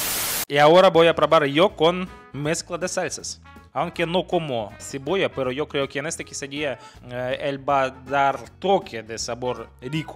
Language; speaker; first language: Spanish; non-native, fluent; Russian